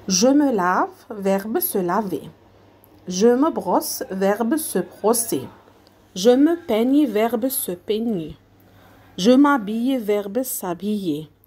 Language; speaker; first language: French; non-native, fluent; Arabic